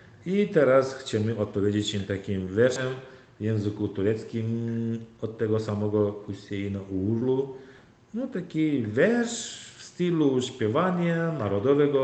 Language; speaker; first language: Polish; non-native, learner; Turkmen